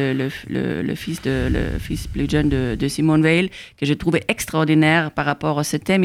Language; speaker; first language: French; non-native, fluent; German